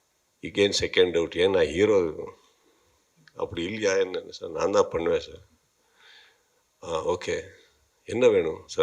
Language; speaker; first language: Tamil; non-native, learner; Kannada